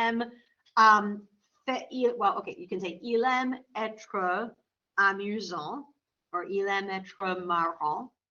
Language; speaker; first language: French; non-native, fluent; English